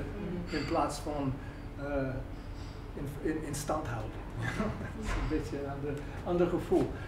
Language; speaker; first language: Dutch; non-native, fluent; English